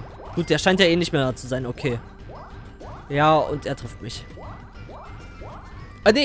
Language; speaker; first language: German; native; German